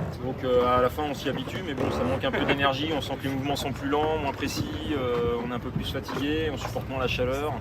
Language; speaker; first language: French; native; French